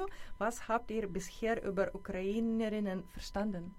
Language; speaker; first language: German; non-native, learner; Ukrainian